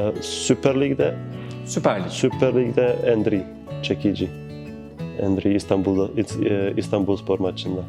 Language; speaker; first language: Turkish; non-native, fluent; Bosnian